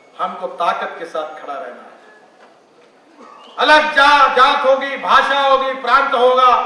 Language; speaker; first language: Hindi; non-native, local second language; Marathi